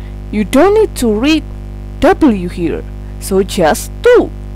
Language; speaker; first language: English; non-native, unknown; Indonesian